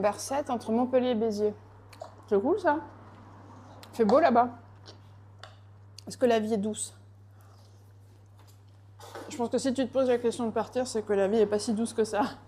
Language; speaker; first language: French; early bilingual, other home language; Portuguese